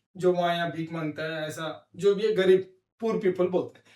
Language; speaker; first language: Hindi; non-native, local second language; Telugu